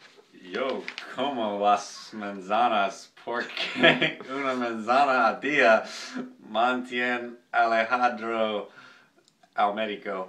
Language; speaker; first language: Spanish; non-native, learner; English